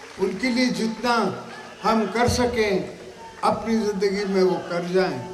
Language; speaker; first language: Urdu; non-native, local second language; Saraiki